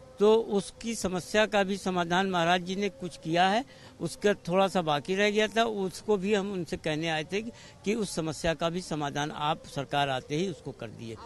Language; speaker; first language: Hindi; native; Hindi